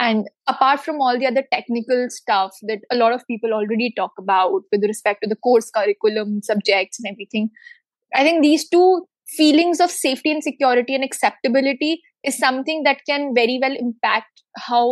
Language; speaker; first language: English; non-native, local second language; Hindi